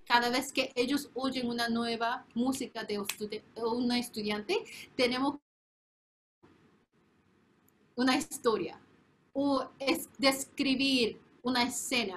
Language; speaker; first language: Spanish; non-native, fluent; Korean